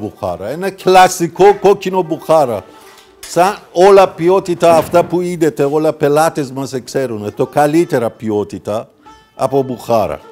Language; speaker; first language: Greek; non-native, fluent; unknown